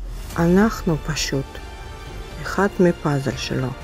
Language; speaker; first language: Hebrew; non-native, learner; Russian